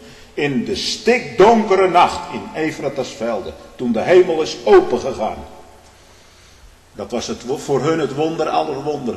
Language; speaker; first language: Dutch; native; Dutch